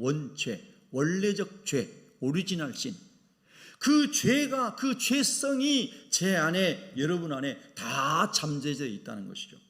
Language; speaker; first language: Korean; native; Korean